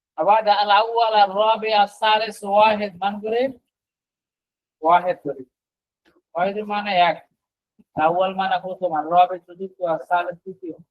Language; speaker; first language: Arabic; non-native, fluent; Bangla